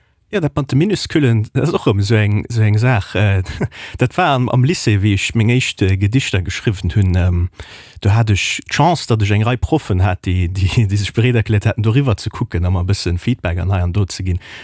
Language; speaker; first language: German; non-native, local second language; Luxembourgish